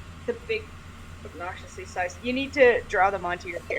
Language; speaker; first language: English; native; English